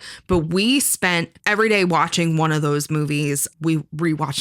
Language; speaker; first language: English; native; English